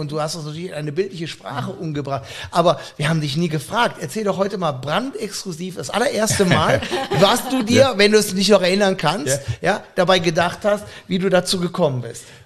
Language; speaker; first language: German; native; German